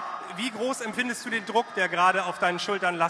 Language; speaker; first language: German; native; German